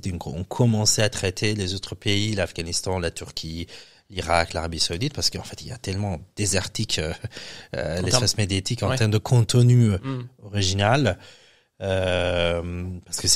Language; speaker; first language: French; non-native, fluent; Persian